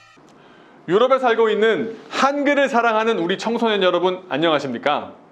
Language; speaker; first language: Korean; native; Korean